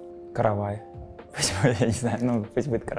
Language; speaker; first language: Russian; native; Russian